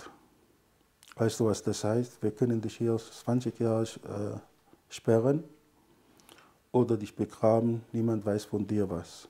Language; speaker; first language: German; non-native, fluent; Arabic